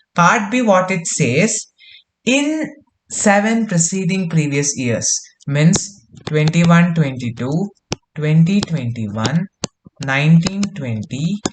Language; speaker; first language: English; non-native, local second language; Kannada